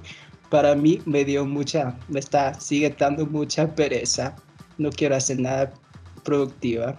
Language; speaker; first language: Spanish; non-native, fluent; Chinese